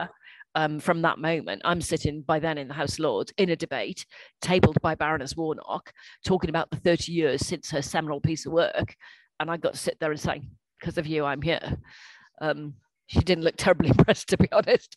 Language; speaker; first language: English; native; English